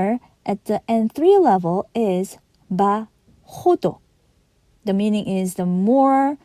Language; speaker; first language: English; non-native, fluent; Japanese